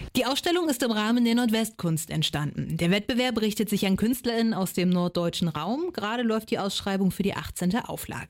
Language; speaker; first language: German; native; German